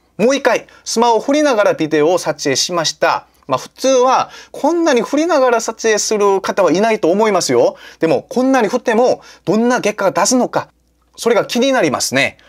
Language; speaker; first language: Japanese; non-native, fluent; Korean